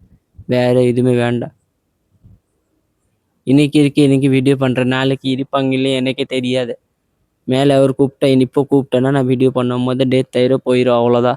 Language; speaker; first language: Tamil; non-native, learner; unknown